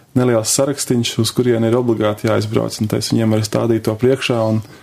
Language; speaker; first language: Latvian; native; Latvian